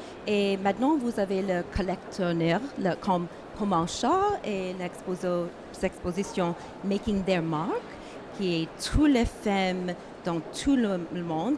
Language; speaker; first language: French; non-native, learner; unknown